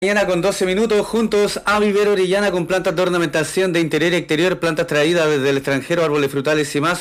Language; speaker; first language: Spanish; native; Spanish